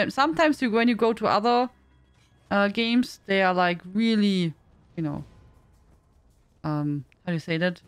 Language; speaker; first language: English; non-native, fluent; German